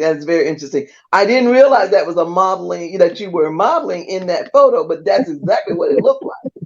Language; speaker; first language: English; native; English